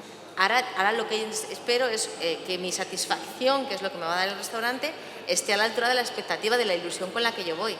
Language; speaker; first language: Spanish; native; Spanish